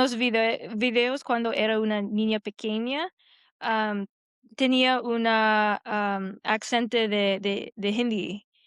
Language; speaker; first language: Spanish; non-native, learner; English